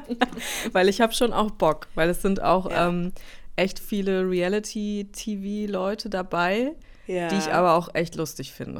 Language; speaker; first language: German; native; German